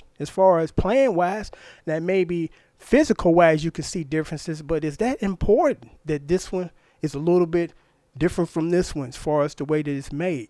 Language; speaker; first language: English; native; English